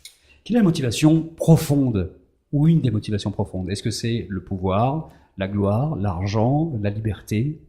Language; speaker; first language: French; native; French